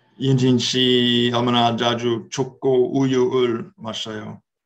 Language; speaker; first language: Korean; non-native, learner; English